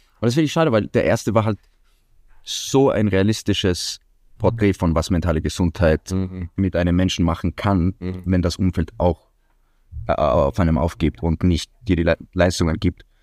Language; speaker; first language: German; non-native, fluent; Icelandic